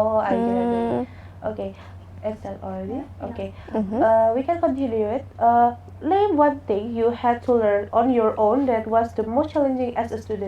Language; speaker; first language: English; non-native, learner; Indonesian